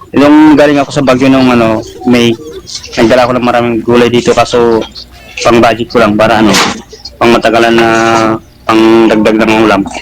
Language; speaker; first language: Filipino; non-native, local second language; Iloko